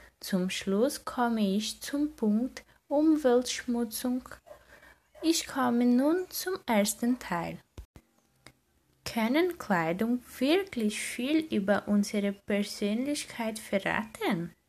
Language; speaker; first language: German; non-native, learner; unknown